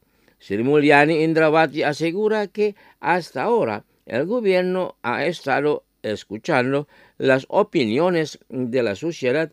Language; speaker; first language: Spanish; non-native, fluent; Indonesian